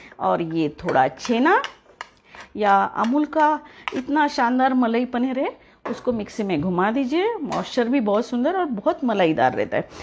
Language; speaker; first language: Hindi; non-native, local second language; Marathi